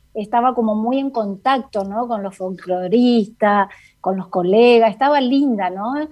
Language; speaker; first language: Spanish; native; Spanish